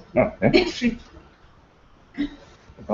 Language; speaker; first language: Dutch; native; Dutch